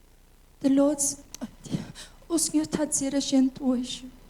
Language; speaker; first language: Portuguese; early bilingual, heritage; English